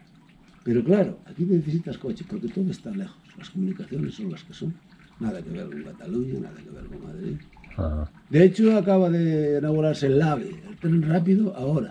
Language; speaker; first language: Spanish; non-native, local second language; Galician